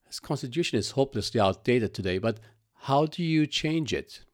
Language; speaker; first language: English; non-native, fluent; Arabic